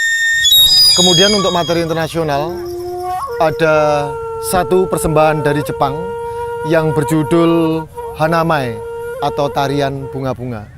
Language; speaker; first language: Indonesian; native; Indonesian